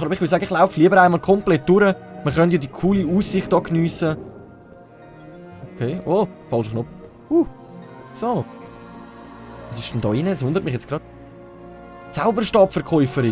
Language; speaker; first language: German; native; German